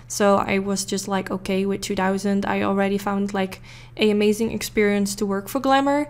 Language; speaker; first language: English; non-native, fluent; Dutch